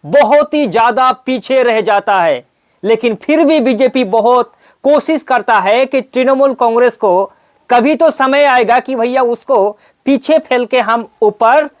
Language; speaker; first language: Hindi; non-native, local second language; Bangla